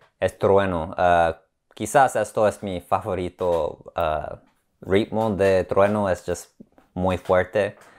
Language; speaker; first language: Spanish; non-native, learner; English